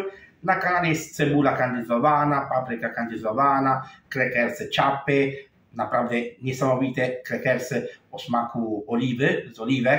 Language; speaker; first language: Polish; non-native, fluent; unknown